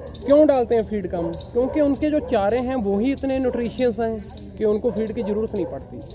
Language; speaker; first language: Hindi; non-native, local second language; Punjabi